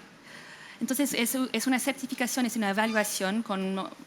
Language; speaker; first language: Spanish; non-native, fluent; English